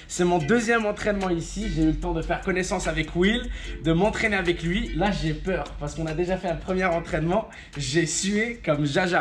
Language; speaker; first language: French; native; French